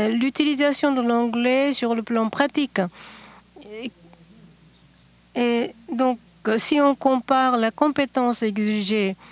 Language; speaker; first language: French; non-native, fluent; Japanese